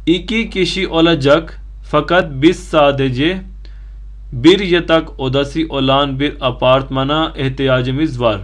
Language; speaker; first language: Turkish; non-native, fluent; Hindi